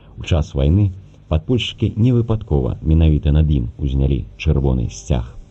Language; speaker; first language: Belarusian; native; Belarusian